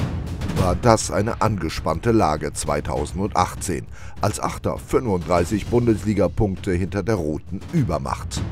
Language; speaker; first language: German; native; German